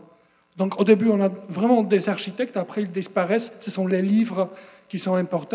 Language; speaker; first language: French; non-native, fluent; Polish